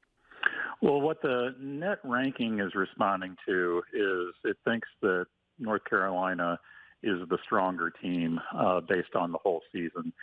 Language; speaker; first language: English; native; English